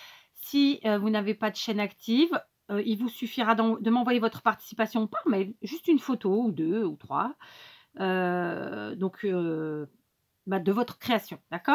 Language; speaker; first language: French; native; French